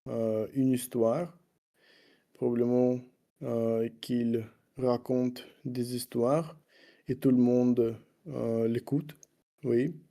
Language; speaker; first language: French; non-native, learner; Russian